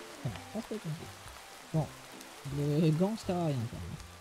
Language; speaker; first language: French; native; French